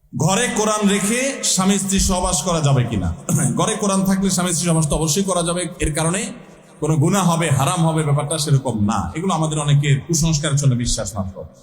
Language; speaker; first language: Bangla; native; Bangla